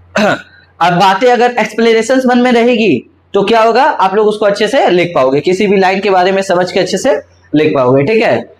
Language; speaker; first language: Hindi; native; Hindi